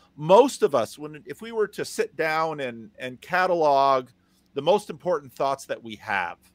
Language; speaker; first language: English; native; English